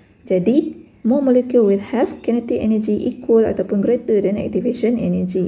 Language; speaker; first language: English; non-native, local second language; Malay